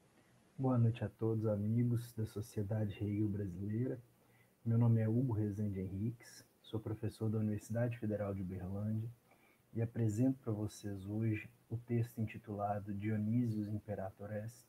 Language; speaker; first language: Portuguese; native; Portuguese